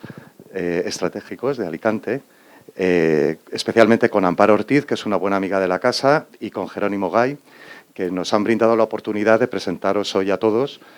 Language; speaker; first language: Spanish; native; Spanish